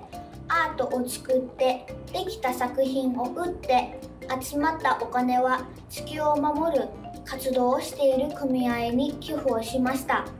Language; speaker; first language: Japanese; early bilingual, other home language; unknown